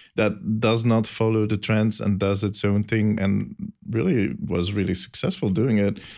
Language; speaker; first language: English; non-native, fluent; Dutch